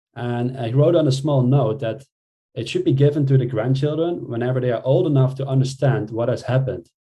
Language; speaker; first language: English; non-native, fluent; Dutch